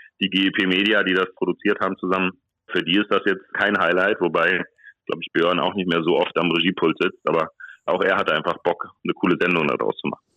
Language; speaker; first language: German; native; German